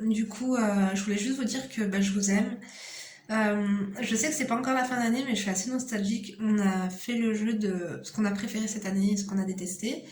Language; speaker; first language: French; native; French